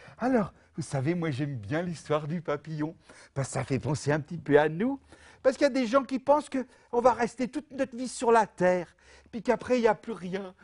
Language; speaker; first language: French; native; French